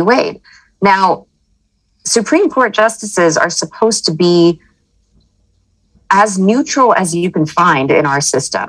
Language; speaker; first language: English; native; English